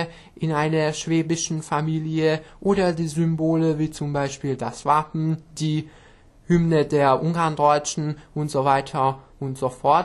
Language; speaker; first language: German; non-native, local second language; Hungarian